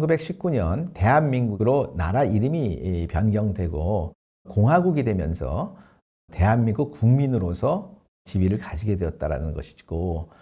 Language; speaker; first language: Korean; native; Korean